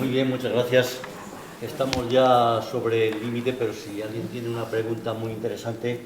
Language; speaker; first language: Spanish; native; Spanish